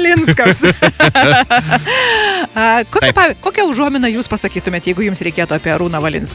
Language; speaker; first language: Lithuanian; native; Lithuanian